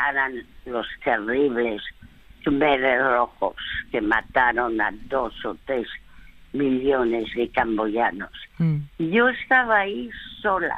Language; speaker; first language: Spanish; early bilingual, other home language; French